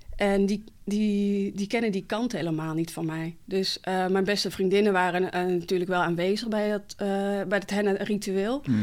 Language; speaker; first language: Dutch; early bilingual, other home language; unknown